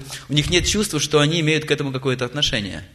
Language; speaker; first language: Russian; native; Russian